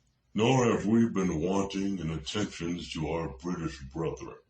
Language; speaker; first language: English; native; English